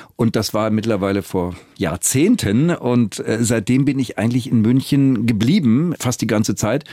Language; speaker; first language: German; native; German